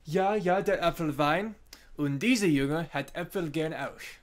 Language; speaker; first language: German; non-native, learner; English